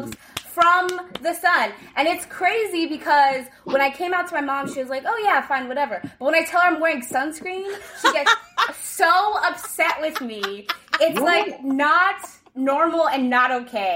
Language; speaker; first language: English; native; English